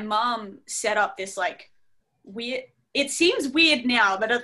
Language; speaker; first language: English; native; English